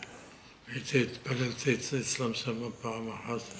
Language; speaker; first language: Hebrew; non-native, fluent; Arabic